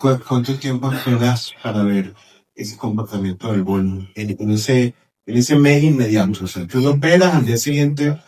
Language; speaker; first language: Spanish; native; Spanish